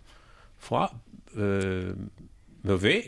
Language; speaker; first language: French; non-native, learner; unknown